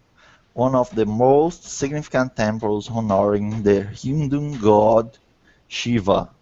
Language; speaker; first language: English; non-native, learner; Portuguese